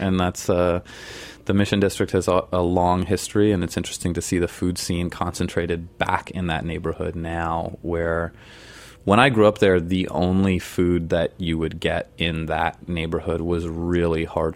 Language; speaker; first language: English; native; English